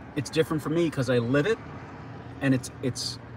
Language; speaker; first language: English; native; English